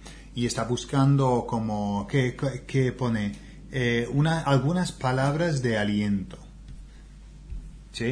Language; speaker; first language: Spanish; non-native, fluent; English